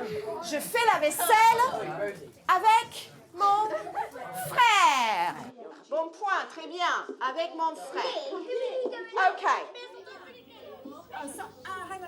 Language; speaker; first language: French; non-native, fluent; English